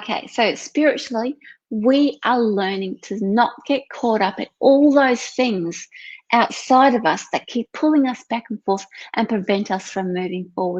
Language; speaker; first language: English; native; English